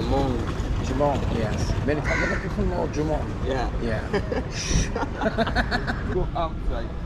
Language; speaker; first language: English; non-native, learner; Korean